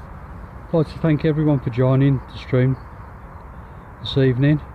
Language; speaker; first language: English; native; English